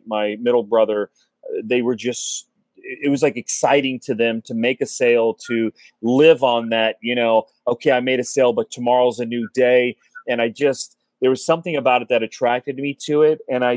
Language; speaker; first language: English; native; English